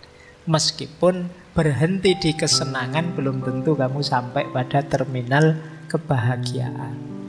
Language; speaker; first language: Indonesian; native; Indonesian